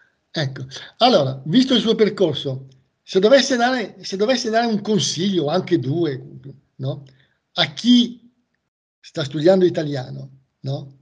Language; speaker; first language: Italian; native; Italian